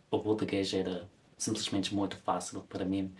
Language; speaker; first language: Portuguese; non-native, fluent; English